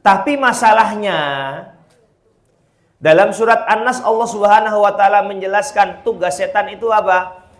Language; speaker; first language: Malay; non-native, local second language; Javanese